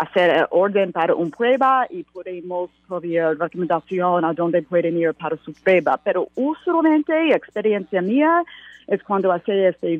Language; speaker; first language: Spanish; non-native, learner; English